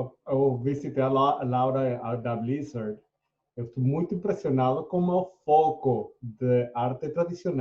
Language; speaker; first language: Portuguese; non-native, fluent; Spanish